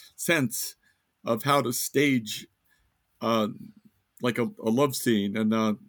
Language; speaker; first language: English; native; English